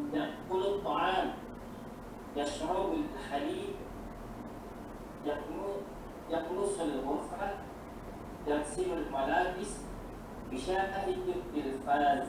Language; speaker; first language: Arabic; non-native, learner; Indonesian